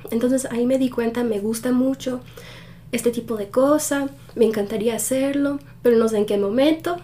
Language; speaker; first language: Spanish; early bilingual, heritage; Spanish